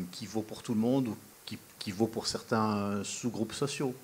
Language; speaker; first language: French; native; French